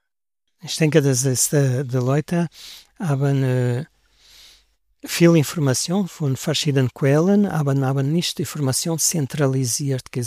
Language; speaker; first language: German; non-native, learner; Portuguese